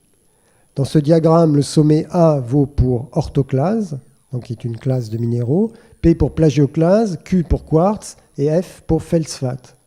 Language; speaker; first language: French; native; French